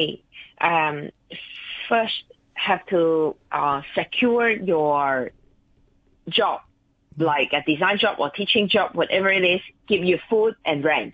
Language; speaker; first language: English; non-native, local second language; Cantonese